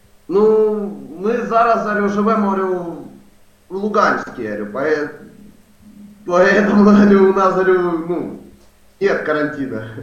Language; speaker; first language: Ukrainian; non-native, local second language; Russian